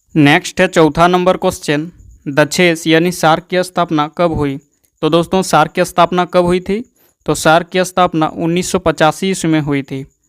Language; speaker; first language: Hindi; native; Hindi